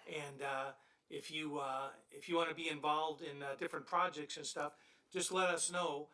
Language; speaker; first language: English; native; English